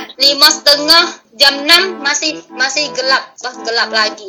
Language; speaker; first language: Indonesian; non-native, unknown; Thai